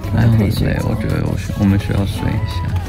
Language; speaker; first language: Chinese; native; Chinese